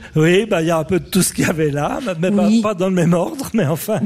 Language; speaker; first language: French; native; French